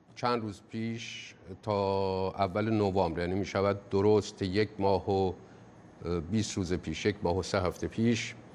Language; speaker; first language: Persian; native; Persian